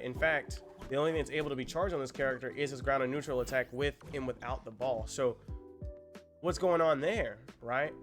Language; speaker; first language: English; native; English